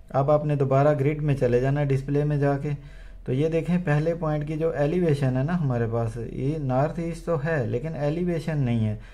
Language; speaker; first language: Urdu; non-native, local second language; Punjabi